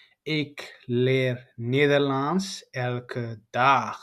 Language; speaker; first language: Dutch; non-native, learner; Tigrinya